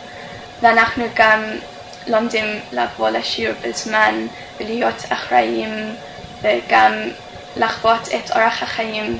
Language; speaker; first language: Hebrew; non-native, fluent; English